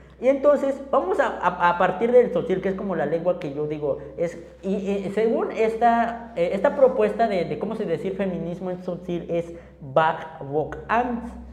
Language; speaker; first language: Spanish; non-native, local second language; Tzotzil